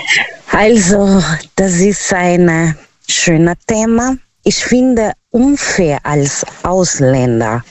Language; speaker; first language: German; non-native, learner; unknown